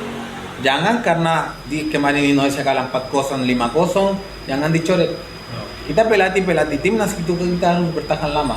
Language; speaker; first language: Indonesian; non-native, fluent; Spanish